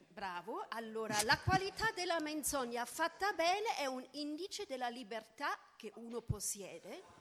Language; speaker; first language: Italian; non-native, fluent; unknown